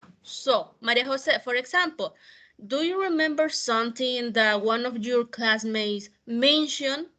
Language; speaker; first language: English; non-native, fluent; Spanish